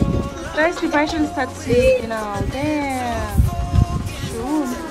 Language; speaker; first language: German; non-native, learner; Filipino